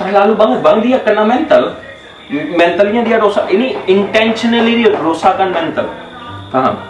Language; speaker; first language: Indonesian; non-native, fluent; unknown